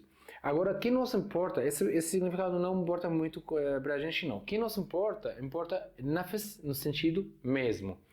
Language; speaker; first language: Portuguese; non-native, fluent; Arabic